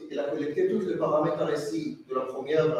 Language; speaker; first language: French; non-native, learner; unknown